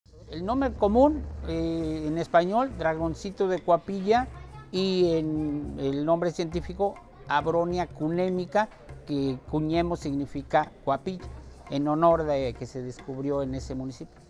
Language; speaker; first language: Spanish; native; Spanish